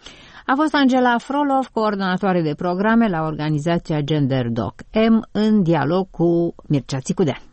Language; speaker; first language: Romanian; native; Romanian